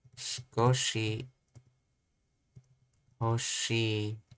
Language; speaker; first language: Japanese; non-native, learner; English